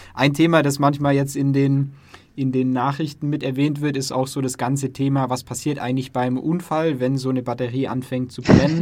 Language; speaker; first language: German; native; German